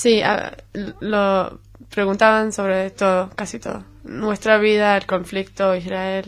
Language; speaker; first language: Spanish; non-native, fluent; Hebrew